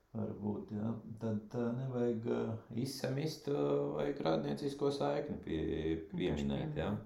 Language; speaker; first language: Latvian; non-native, local second language; Russian